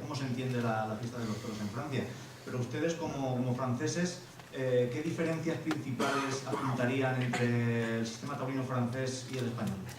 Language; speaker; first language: Spanish; native; Spanish